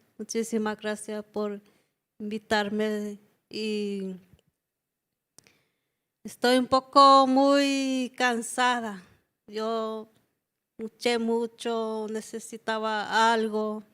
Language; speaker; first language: Spanish; non-native, local second language; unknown